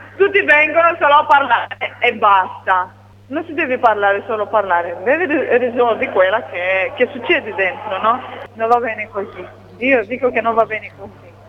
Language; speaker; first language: Italian; non-native, learner; Romanian